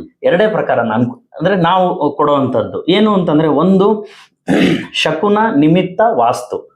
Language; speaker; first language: Kannada; native; Kannada